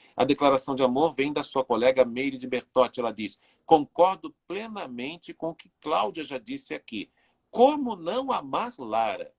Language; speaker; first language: Portuguese; native; Portuguese